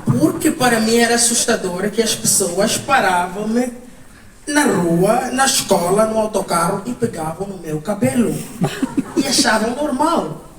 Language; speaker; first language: Portuguese; native; Portuguese